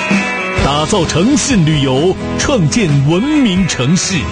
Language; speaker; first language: Chinese; native; Chinese